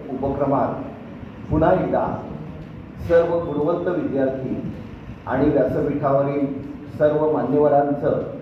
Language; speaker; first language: Marathi; native; Marathi